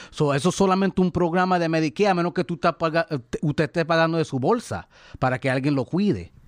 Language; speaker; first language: Spanish; early bilingual, heritage; Spanish